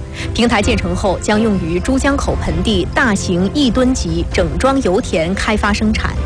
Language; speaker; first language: Chinese; native; Chinese